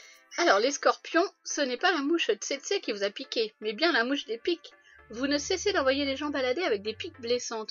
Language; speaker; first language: French; native; French